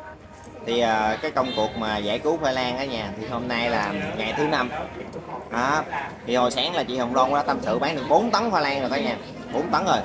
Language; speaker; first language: Vietnamese; native; Vietnamese